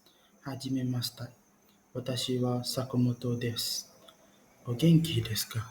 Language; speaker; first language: Japanese; non-native, learner; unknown